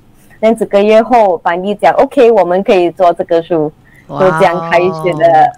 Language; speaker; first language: Chinese; non-native, local second language; English